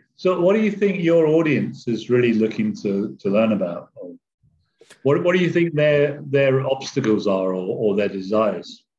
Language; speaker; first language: English; native; English